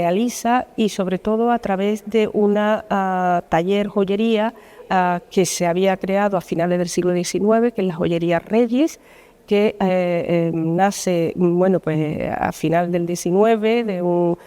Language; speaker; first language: Spanish; native; Spanish